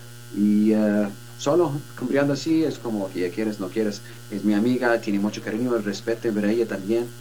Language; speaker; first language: Spanish; non-native, learner; Arabic